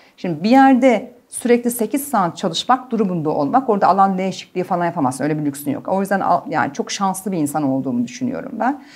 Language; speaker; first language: Turkish; early bilingual, heritage; Turkish